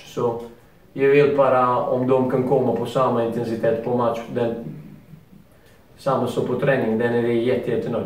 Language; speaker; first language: Swedish; non-native, learner; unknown